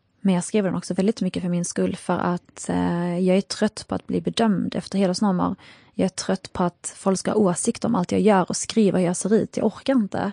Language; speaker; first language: Swedish; early bilingual, other home language; Arabic